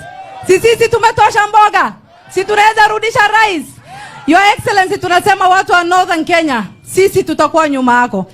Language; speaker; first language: Swahili; non-native, local second language; Somali